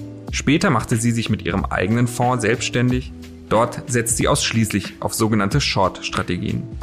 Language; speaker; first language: German; native; German